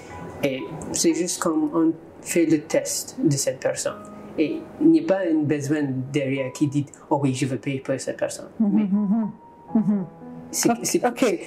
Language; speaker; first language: French; non-native, learner; English